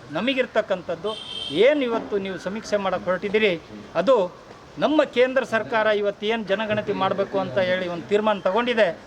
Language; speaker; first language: Kannada; non-native, local second language; Lambadi